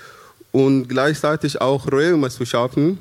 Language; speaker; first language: German; non-native, fluent; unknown